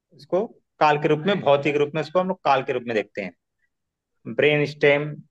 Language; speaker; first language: Hindi; non-native, local second language; Marathi